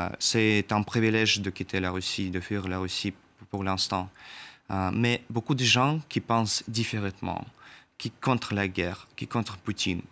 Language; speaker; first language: French; non-native, learner; Russian